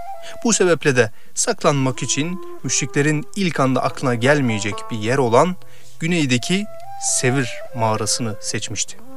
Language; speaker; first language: Turkish; native; Turkish